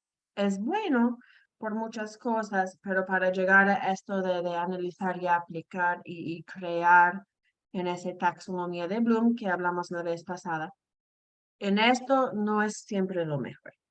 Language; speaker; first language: Spanish; non-native, fluent; English